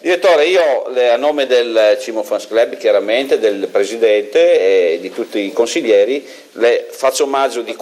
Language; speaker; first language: Italian; native; Italian